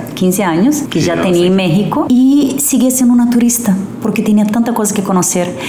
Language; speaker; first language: Spanish; early bilingual, other home language; Portuguese